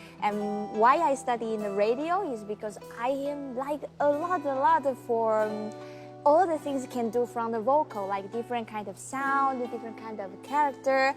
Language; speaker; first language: English; non-native, learner; Chinese